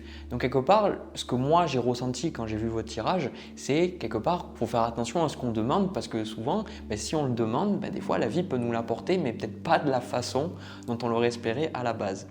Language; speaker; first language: French; native; French